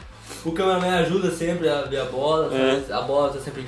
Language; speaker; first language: Portuguese; native; Portuguese